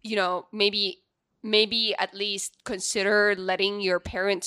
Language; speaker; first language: English; non-native, local second language; Pampanga